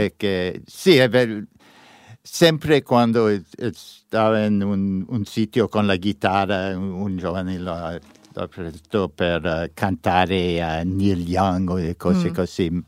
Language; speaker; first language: Italian; non-native, learner; English